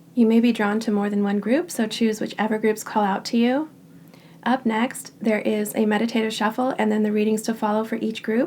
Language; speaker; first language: English; native; English